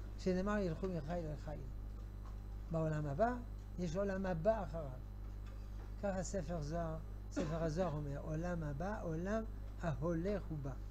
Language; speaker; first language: Hebrew; non-native, fluent; French